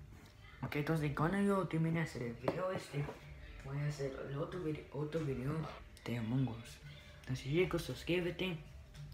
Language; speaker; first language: Spanish; early bilingual, heritage; Spanish